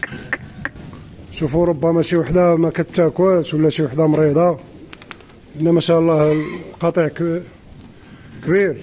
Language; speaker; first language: Arabic; native; Arabic